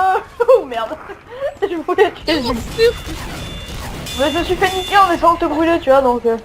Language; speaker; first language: French; native; French